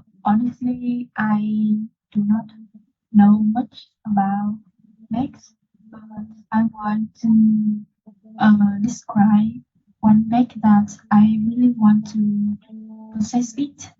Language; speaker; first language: English; non-native, learner; Vietnamese